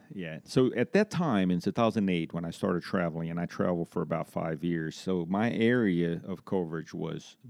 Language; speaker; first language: English; non-native, fluent; Portuguese